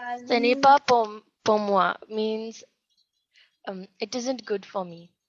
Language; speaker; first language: French; non-native, learner; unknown